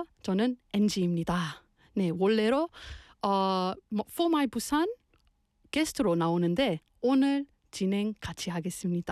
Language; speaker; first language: Korean; non-native, learner; English